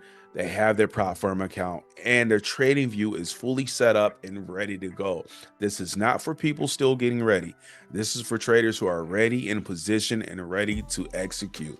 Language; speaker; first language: English; native; English